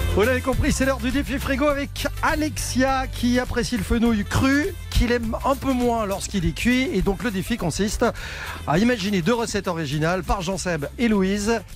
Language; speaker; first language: French; native; French